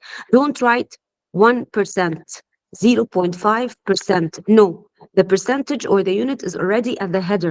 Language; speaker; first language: English; non-native, fluent; Arabic